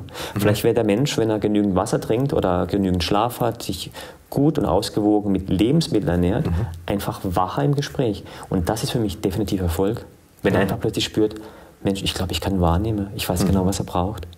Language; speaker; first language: German; early bilingual, other home language; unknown